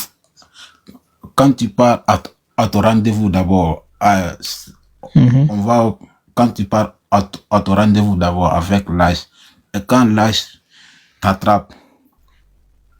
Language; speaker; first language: French; non-native, local second language; Susu